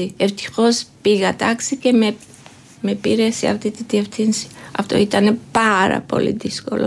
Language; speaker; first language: Greek; non-native, learner; Georgian